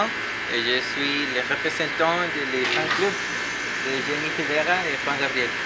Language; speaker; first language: French; non-native, learner; Spanish